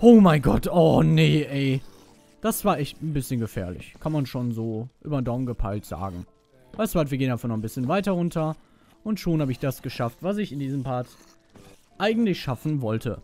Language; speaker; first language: German; native; German